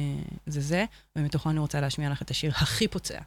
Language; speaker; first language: Hebrew; native; Hebrew